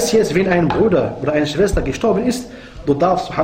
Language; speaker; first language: German; non-native, fluent; Arabic